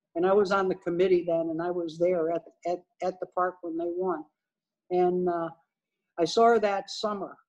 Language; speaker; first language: English; native; English